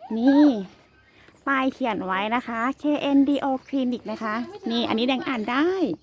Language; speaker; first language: Thai; non-native, local second language; Karen languages